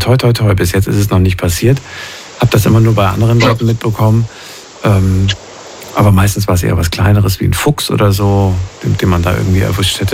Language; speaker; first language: German; native; German